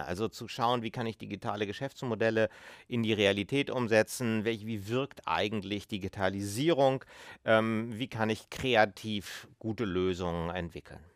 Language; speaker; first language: German; native; German